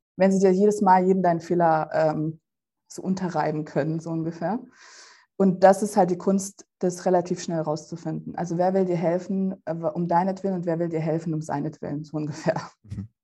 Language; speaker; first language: German; early bilingual, other home language; Russian